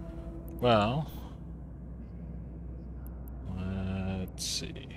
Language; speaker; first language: English; native; English